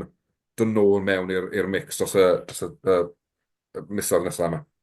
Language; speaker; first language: Welsh; native; Welsh